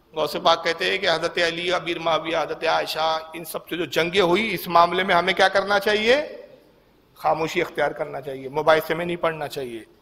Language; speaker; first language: Urdu; native; Urdu